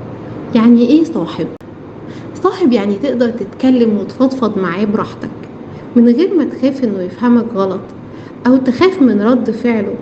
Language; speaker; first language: Arabic; native; Arabic